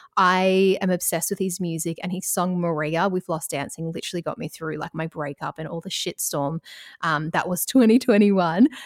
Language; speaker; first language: English; native; English